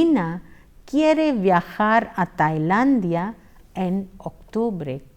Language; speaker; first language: Spanish; non-native, fluent; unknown